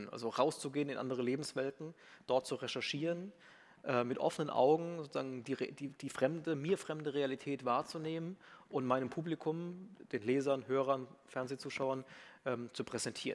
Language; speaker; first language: German; native; German